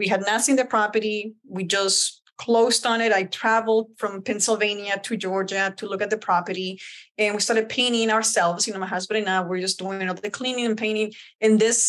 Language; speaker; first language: English; early bilingual, other home language; Spanish